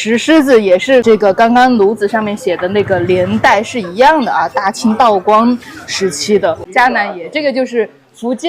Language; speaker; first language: Chinese; native; Chinese